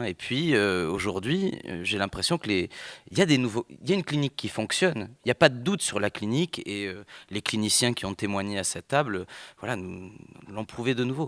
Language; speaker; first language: French; native; French